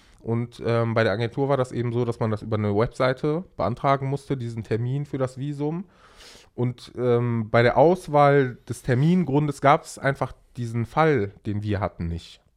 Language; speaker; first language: German; early bilingual, other home language; Arabic